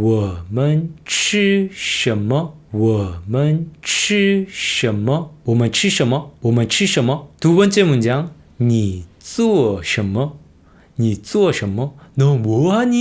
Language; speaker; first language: Chinese; non-native, fluent; Korean